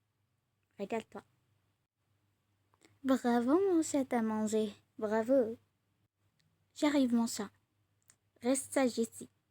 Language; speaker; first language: French; non-native, learner; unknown